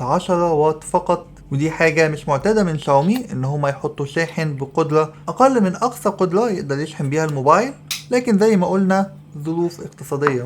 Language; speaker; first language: Arabic; native; Arabic